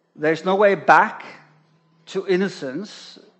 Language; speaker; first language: English; non-native, fluent; Danish